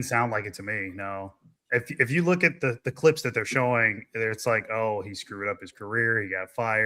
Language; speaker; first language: English; native; English